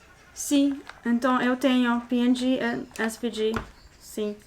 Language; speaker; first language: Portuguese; non-native, learner; English